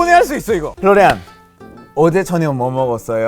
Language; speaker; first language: Korean; non-native, fluent; Spanish